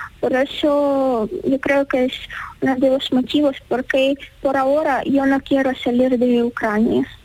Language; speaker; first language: Spanish; non-native, fluent; Ukrainian